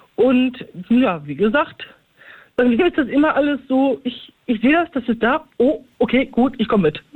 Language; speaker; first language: German; native; German